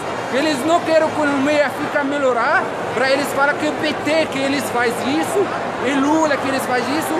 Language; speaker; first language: Portuguese; non-native, learner; Arabic